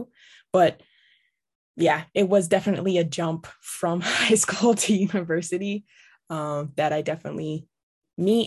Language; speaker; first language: English; native; English